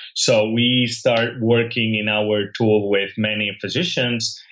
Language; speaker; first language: English; non-native, fluent; Spanish